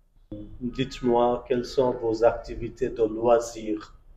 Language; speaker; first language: French; non-native, fluent; Bangla